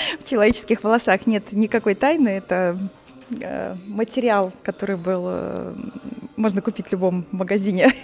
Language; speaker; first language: Russian; native; Russian